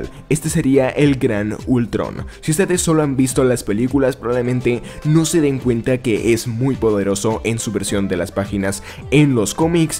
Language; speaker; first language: Spanish; native; Spanish